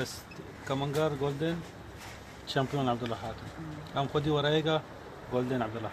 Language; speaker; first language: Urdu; non-native, learner; Arabic